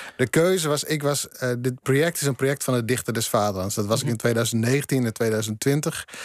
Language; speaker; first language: Dutch; non-native, local second language; Western Frisian